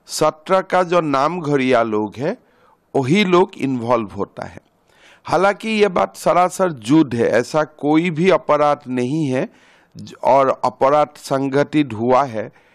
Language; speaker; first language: Hindi; non-native, local second language; Assamese